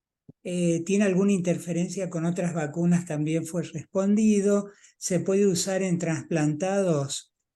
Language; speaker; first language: Spanish; native; Spanish